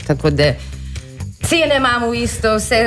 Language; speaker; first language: Slovenian; early bilingual, heritage; Slovenian